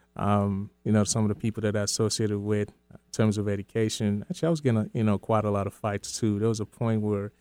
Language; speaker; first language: English; early bilingual, other home language; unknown